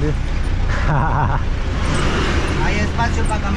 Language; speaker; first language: Spanish; native; Spanish